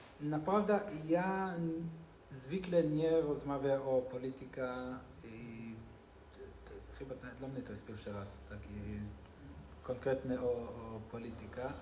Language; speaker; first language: Polish; non-native, learner; Hebrew